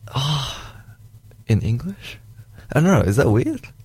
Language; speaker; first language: English; early bilingual, other home language; Chinese